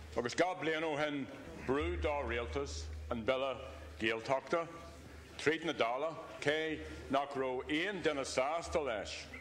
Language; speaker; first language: Irish; non-native, local second language; English